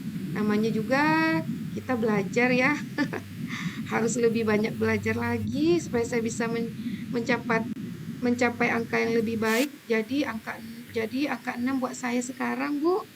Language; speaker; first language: Indonesian; native; Indonesian